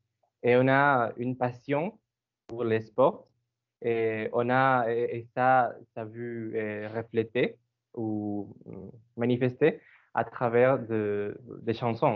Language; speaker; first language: French; non-native, learner; Spanish